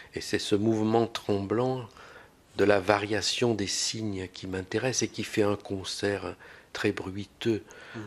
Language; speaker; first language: French; native; French